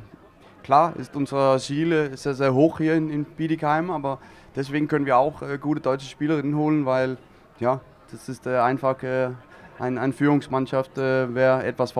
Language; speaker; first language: German; non-native, fluent; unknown